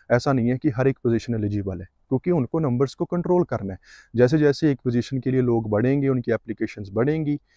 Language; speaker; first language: Hindi; non-native, local second language; Punjabi